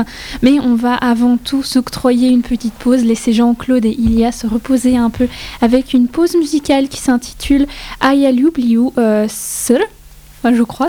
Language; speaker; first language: French; native; French